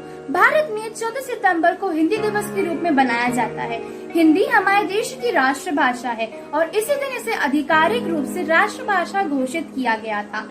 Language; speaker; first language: Hindi; native; Hindi